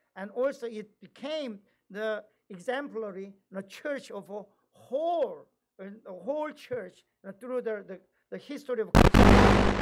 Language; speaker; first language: English; non-native, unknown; Korean